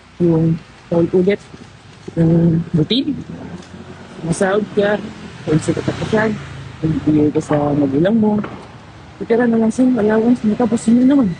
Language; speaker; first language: Filipino; native; Filipino